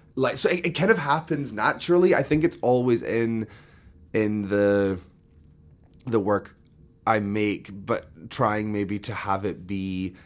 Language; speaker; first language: English; native; English